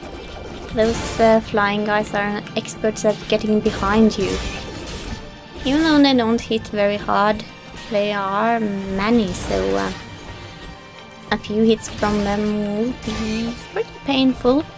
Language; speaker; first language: English; non-native, fluent; Norwegian